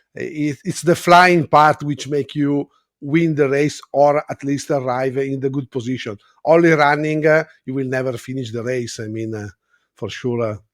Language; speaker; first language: English; non-native, fluent; Italian